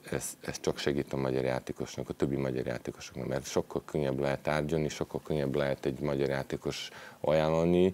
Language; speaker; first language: Hungarian; non-native, fluent; Serbian